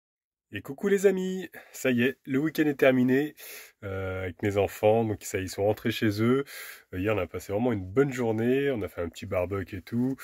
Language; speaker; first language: French; native; French